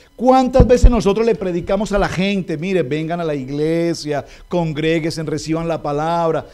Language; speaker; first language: Spanish; native; Spanish